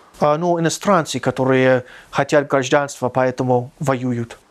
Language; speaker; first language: Russian; non-native, learner; English